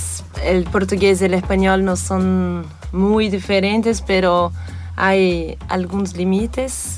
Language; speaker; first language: Spanish; non-native, fluent; Portuguese